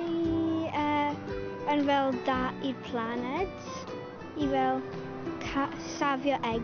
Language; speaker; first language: Welsh; non-native, local second language; English